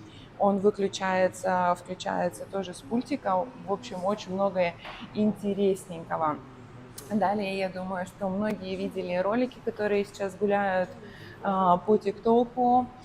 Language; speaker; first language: Russian; native; Russian